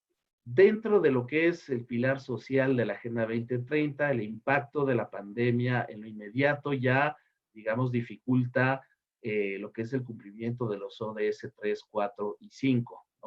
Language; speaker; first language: Spanish; native; Spanish